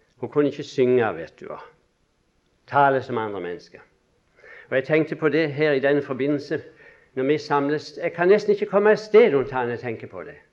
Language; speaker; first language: Norwegian; native; Norwegian